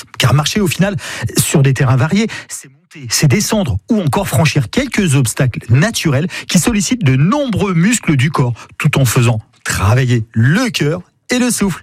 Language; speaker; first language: French; native; French